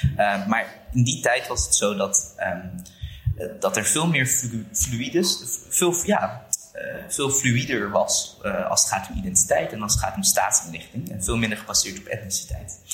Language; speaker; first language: Dutch; early bilingual, other home language; Uyghur